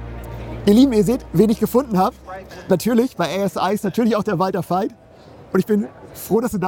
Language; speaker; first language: German; native; German